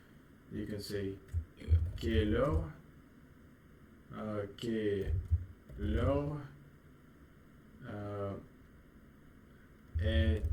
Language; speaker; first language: French; non-native, learner; Russian